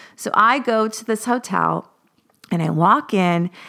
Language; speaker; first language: English; native; English